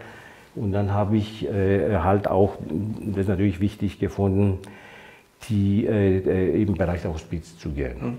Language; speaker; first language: German; non-native, fluent; Greek